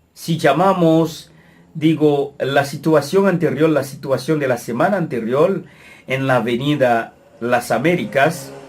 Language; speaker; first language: Spanish; non-native, fluent; Haitian Creole